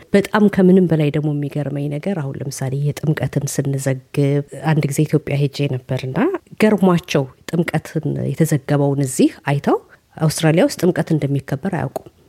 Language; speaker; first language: Amharic; native; Amharic